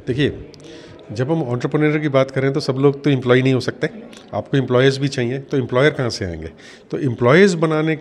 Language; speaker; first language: Hindi; native; Hindi